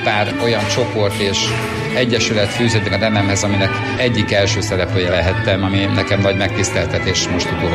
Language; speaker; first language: Hungarian; native; Hungarian